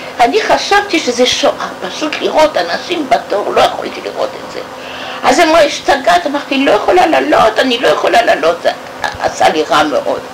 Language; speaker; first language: Hebrew; non-native, fluent; French